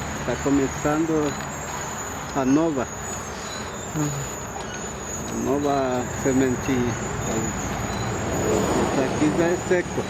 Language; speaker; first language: Portuguese; non-native, local second language; Guarani